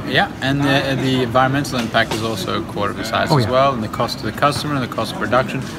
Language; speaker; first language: English; non-native, fluent; Ukrainian